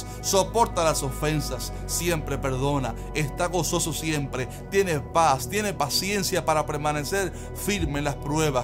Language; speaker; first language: Spanish; native; Spanish